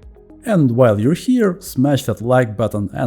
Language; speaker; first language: English; non-native, fluent; Russian